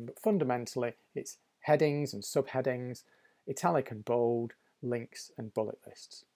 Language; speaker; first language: English; native; English